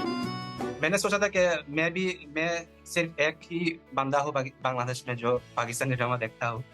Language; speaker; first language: Hindi; non-native, fluent; Bangla